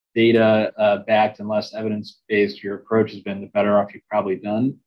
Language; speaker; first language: English; native; English